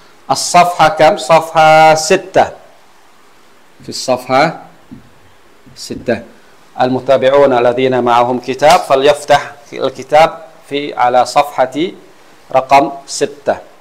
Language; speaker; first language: Arabic; non-native, fluent; Khmer